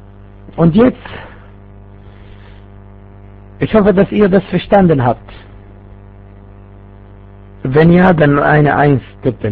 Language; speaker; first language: German; non-native, fluent; Arabic